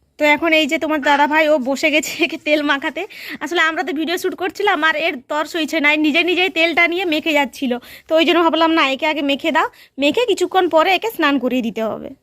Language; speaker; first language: Bangla; non-native, local second language; Santali